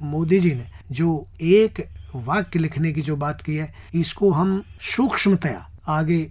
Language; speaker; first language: Hindi; native; Hindi